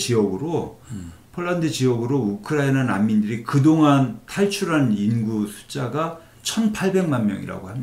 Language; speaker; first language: Korean; native; Korean